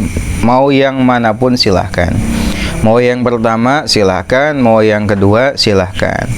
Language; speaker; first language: Indonesian; non-native, local second language; Sundanese